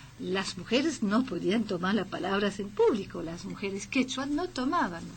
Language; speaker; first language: Spanish; non-native, fluent; French